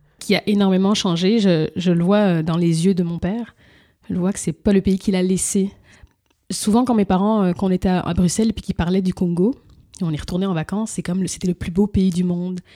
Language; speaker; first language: French; early bilingual, other home language; Lingala